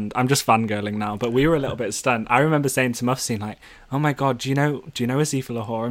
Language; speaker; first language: English; native; English